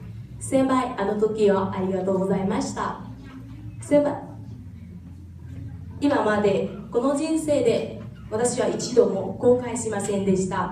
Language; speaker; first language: Japanese; non-native, fluent; Vietnamese